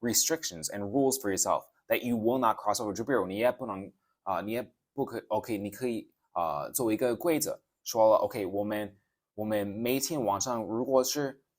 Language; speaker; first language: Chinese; non-native, fluent; English